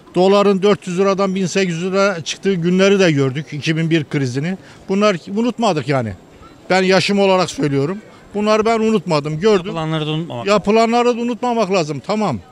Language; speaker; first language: Turkish; native; Turkish